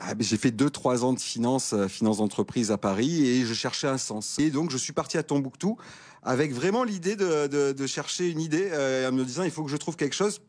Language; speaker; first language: French; native; French